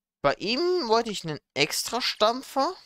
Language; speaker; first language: German; native; German